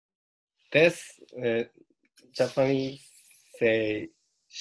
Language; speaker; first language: English; non-native, learner; Japanese